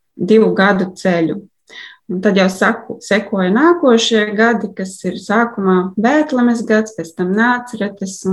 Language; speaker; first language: Latvian; native; Latvian